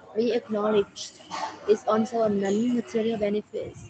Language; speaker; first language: English; non-native, learner; Vietnamese